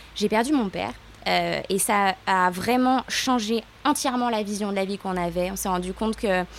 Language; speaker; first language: French; native; French